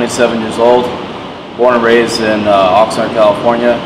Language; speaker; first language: English; native; English